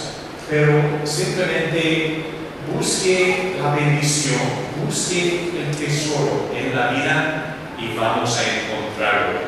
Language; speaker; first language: Spanish; non-native, learner; English